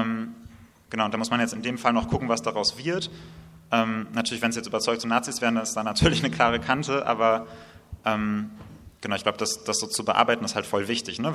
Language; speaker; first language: German; native; German